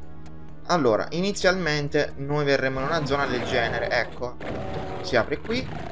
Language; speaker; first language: Italian; native; Italian